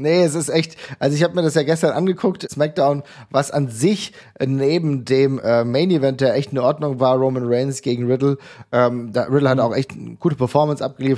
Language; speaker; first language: German; native; German